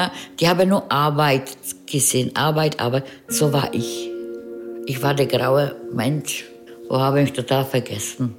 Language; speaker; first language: German; non-native, fluent; Czech